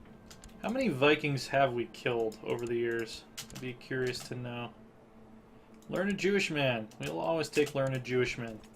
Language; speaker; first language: English; native; English